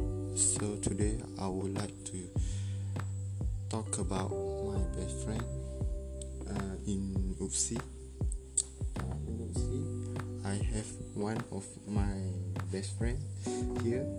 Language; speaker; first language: English; non-native, learner; Malay